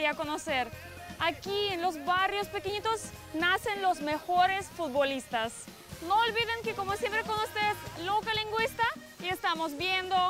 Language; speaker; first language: Spanish; non-native, fluent; Russian